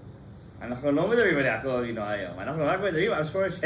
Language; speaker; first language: Hebrew; non-native, fluent; English